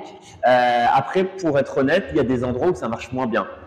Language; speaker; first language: French; native; French